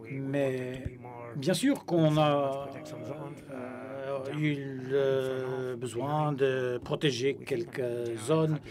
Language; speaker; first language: French; non-native, fluent; Spanish